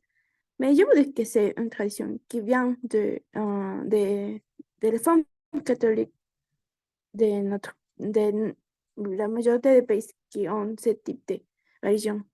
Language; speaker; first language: French; non-native, learner; Spanish